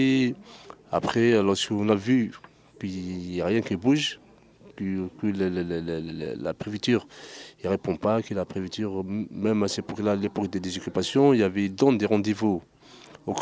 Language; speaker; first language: French; non-native, local second language; Arabic